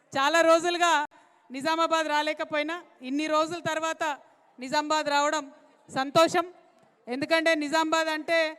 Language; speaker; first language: Telugu; native; Telugu